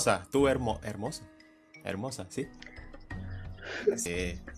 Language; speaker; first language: Spanish; non-native, learner; Indonesian